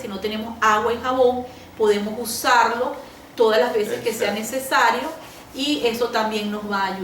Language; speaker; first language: Spanish; native; Spanish